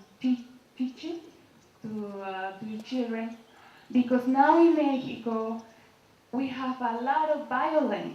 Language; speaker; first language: English; non-native, learner; Spanish